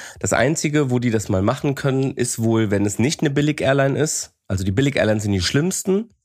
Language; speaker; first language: German; early bilingual, other home language; Greek